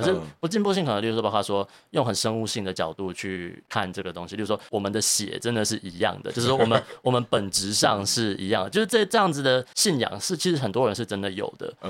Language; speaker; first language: Chinese; native; Chinese